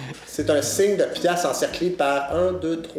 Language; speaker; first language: French; native; French